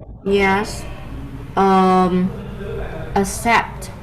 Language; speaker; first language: English; non-native, learner; Vietnamese